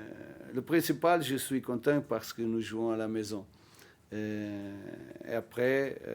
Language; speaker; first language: French; non-native, learner; Portuguese